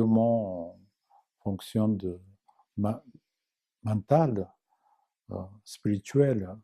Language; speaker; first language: French; non-native, fluent; Japanese